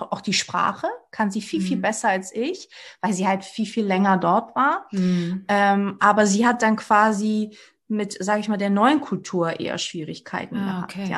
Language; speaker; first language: German; early bilingual, other home language; Portuguese